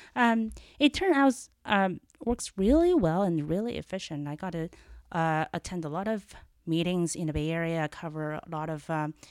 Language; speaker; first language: English; non-native, fluent; Chinese